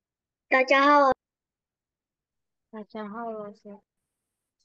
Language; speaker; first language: Chinese; non-native, learner; Indonesian